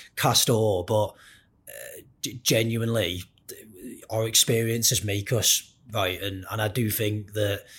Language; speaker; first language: English; native; English